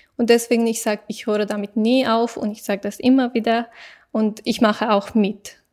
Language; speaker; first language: German; non-native, fluent; Persian